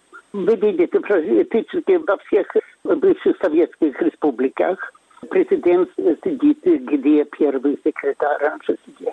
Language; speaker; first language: Russian; non-native, fluent; Swedish